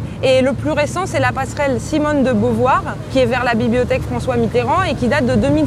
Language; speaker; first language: French; native; French